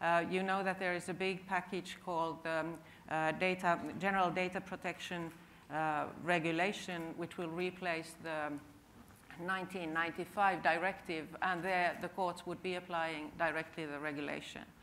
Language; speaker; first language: English; non-native, fluent; Finnish